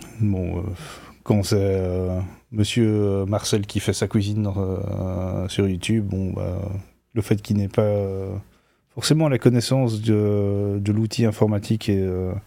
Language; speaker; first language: French; native; French